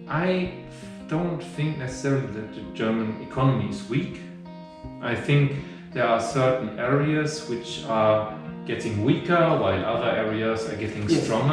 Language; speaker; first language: English; non-native, fluent; German